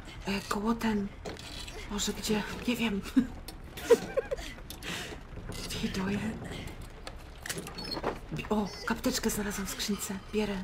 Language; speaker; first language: Polish; native; Polish